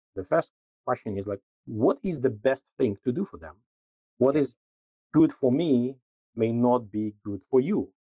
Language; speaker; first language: English; non-native, fluent; Russian